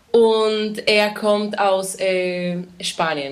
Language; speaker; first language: German; non-native, fluent; Spanish